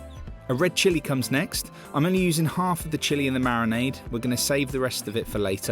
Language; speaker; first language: English; native; English